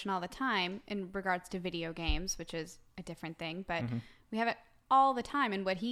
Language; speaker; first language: English; native; English